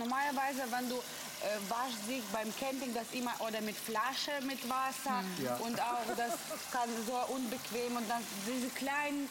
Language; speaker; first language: German; non-native, learner; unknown